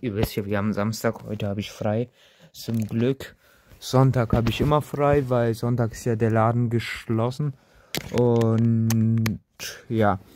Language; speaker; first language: German; early bilingual, other home language; Turkish